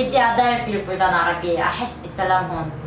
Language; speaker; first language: Arabic; non-native, learner; Korean